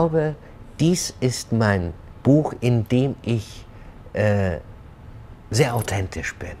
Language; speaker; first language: German; early bilingual, other home language; Turkish